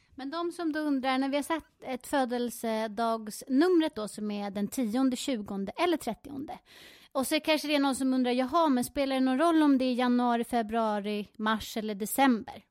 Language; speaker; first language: Swedish; native; Swedish